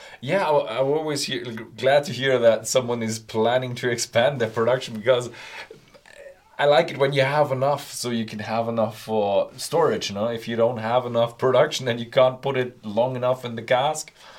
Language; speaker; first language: English; non-native, fluent; German